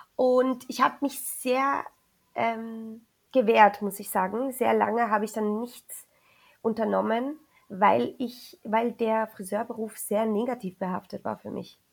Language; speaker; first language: German; early bilingual, other home language; Spanish